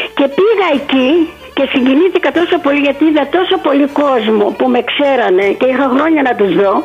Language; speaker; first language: Greek; native; Greek